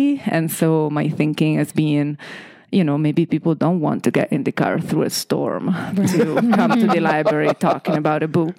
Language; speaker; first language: English; non-native, fluent; Italian